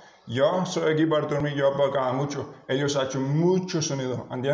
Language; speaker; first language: Spanish; non-native, learner; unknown